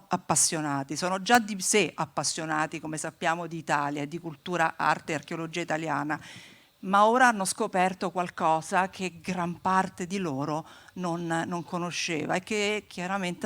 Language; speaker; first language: Italian; native; Italian